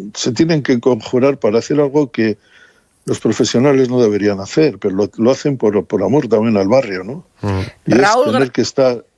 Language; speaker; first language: Spanish; native; Spanish